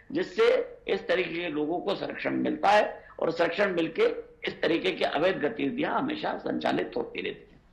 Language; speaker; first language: Hindi; native; Hindi